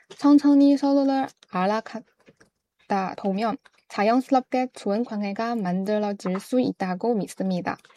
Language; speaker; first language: Korean; non-native, fluent; Chinese